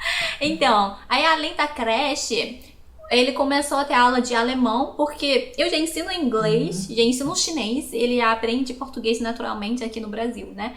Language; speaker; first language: Portuguese; non-native, fluent; Chinese